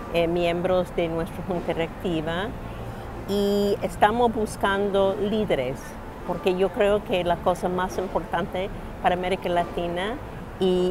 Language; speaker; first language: Spanish; non-native, fluent; English